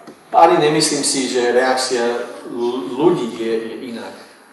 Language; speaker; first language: Slovak; non-native, fluent; English